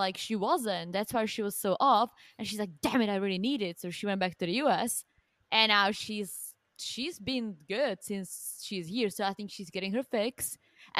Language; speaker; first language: English; non-native, fluent; Czech